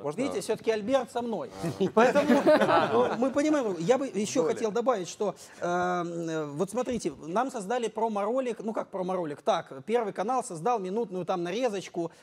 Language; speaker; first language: Russian; native; Russian